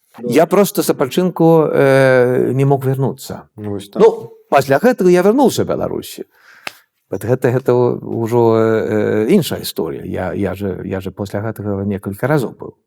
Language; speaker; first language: Belarusian; non-native, fluent; Swedish